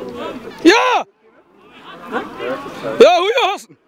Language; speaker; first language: Dutch; native; Dutch